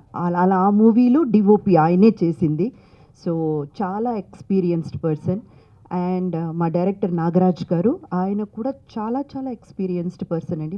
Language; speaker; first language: Telugu; native; Telugu